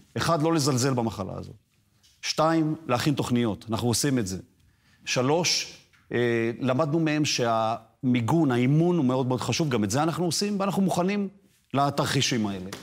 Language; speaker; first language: Hebrew; native; Hebrew